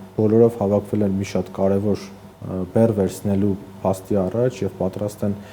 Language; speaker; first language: Armenian; native; Armenian